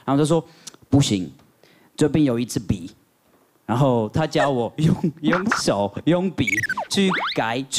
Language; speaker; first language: Chinese; non-native, learner; Portuguese